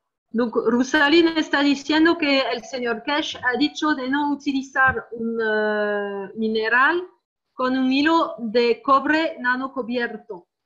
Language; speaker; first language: Spanish; non-native, learner; French